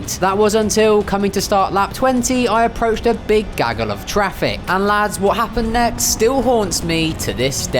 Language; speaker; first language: English; native; English